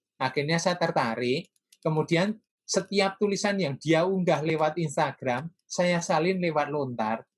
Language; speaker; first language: Indonesian; non-native, local second language; Javanese